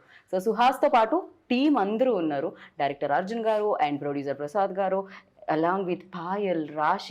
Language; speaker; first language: Telugu; native; Telugu